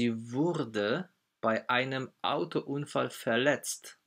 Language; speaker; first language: German; non-native, fluent; Polish